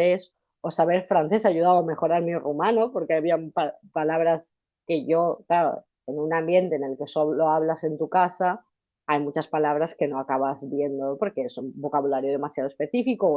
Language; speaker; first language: Spanish; native; Spanish